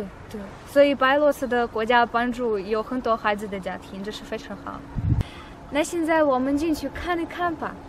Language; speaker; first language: Chinese; non-native, fluent; Russian